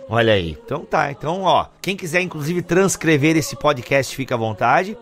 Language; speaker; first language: Portuguese; native; Portuguese